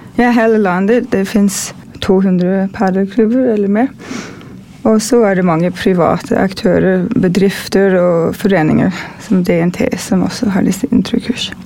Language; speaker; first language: Norwegian; non-native, fluent; English